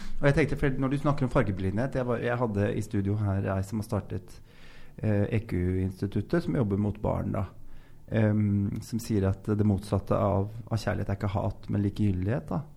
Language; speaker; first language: Norwegian; native; Norwegian